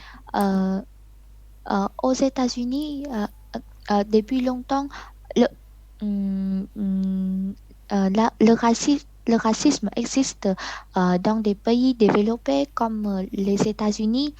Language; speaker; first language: French; non-native, learner; Vietnamese